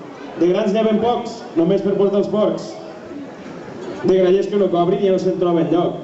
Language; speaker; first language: Catalan; native; Catalan